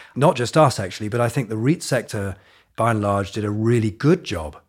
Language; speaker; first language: English; native; English